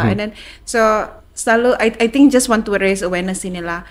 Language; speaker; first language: English; non-native, local second language; Malay